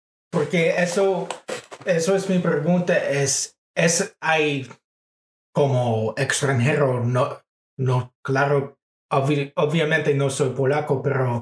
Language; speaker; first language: Spanish; non-native, fluent; English